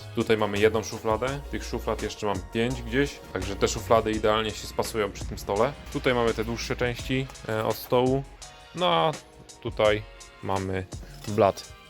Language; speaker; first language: Polish; native; Polish